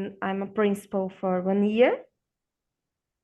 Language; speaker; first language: English; non-native, learner; Portuguese